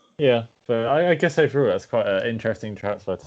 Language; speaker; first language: English; native; English